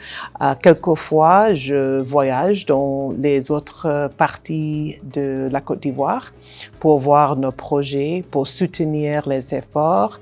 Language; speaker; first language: French; non-native, fluent; English